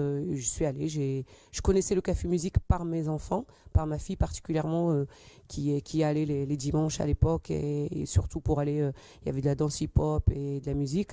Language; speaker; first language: French; native; French